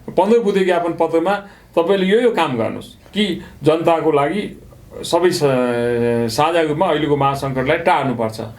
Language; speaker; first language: Nepali; native; Nepali